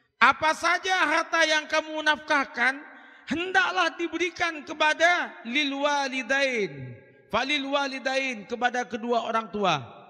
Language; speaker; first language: Indonesian; non-native, local second language; Madurese